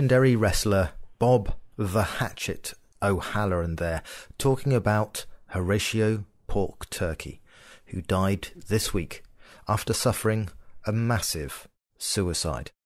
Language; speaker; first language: English; native; English